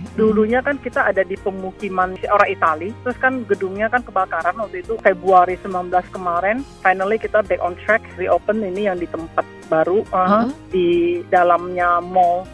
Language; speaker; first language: Indonesian; native; Indonesian